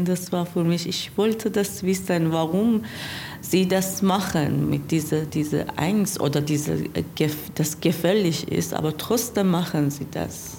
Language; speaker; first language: German; non-native, learner; Persian